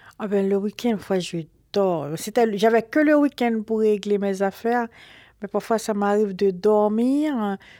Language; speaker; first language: French; non-native, local second language; Haitian Creole